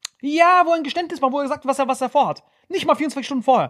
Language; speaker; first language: German; native; German